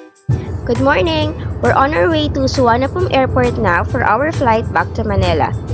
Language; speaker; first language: English; non-native, local second language; Filipino